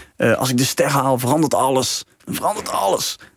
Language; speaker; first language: Dutch; native; Dutch